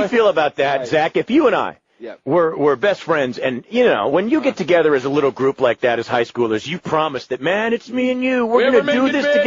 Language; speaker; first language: English; native; English